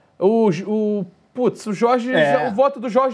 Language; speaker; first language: Portuguese; native; Portuguese